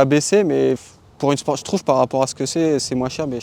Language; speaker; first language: French; native; French